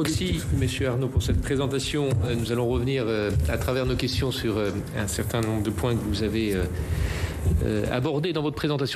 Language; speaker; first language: French; native; French